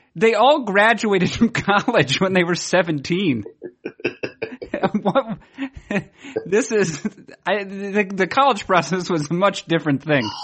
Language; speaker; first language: English; native; English